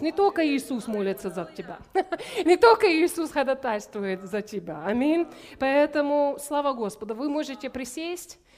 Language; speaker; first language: Russian; non-native, learner; English